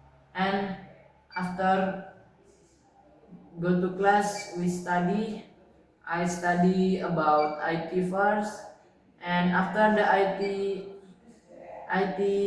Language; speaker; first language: English; non-native, learner; Indonesian